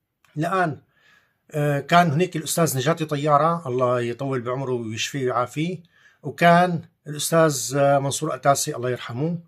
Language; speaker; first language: Arabic; native; Arabic